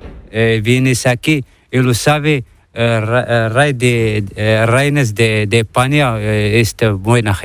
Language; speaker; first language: Spanish; non-native, learner; Arabic